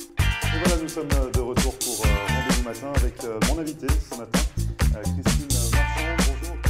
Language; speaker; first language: French; native; French